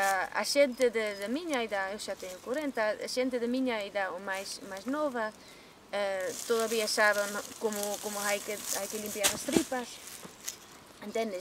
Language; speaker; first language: Galician; non-native, learner; Dutch